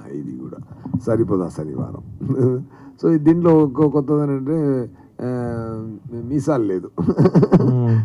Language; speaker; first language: Telugu; non-native, fluent; Tamil